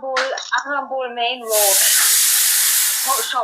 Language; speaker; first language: English; non-native, fluent; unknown